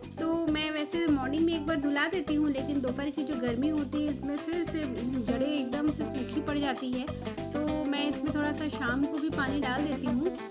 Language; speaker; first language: Hindi; non-native, local second language; Bangla